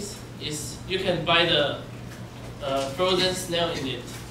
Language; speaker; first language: English; non-native, learner; Chinese